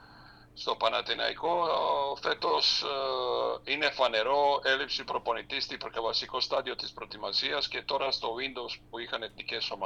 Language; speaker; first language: Greek; non-native, fluent; Serbian